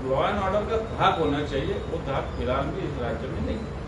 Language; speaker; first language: Hindi; non-native, local second language; Marathi